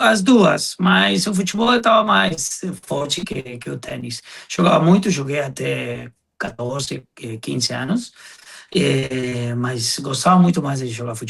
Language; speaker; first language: Portuguese; non-native, fluent; Spanish